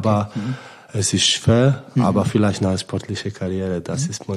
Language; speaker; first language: German; non-native, learner; Polish